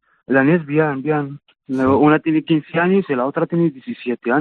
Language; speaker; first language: Spanish; non-native, fluent; Arabic